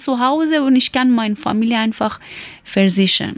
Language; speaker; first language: German; non-native, learner; Persian